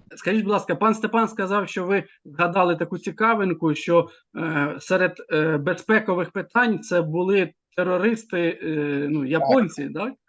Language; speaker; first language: Ukrainian; native; Ukrainian